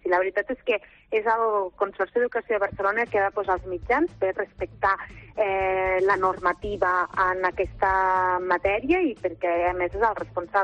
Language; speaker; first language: Catalan; native; Catalan